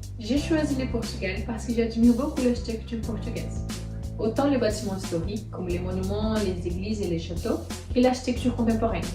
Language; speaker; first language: French; non-native, fluent; Portuguese